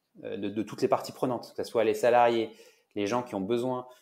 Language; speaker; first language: French; native; French